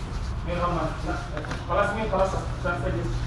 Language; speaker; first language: Arabic; non-native, learner; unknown